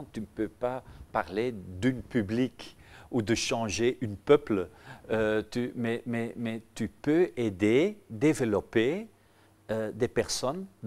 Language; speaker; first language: French; non-native, local second language; Dutch